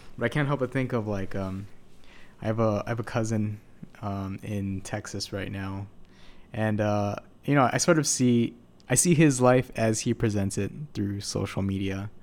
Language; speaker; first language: English; native; English